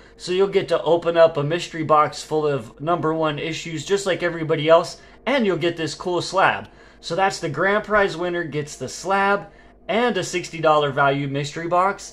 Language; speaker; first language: English; native; English